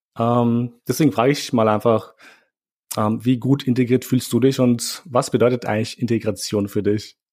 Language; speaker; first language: German; early bilingual, other home language; Albanian